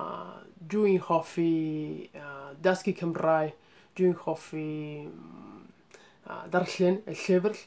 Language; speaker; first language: Welsh; non-native, learner; Spanish